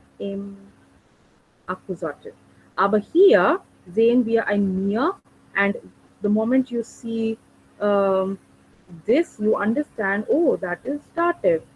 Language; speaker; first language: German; non-native, fluent; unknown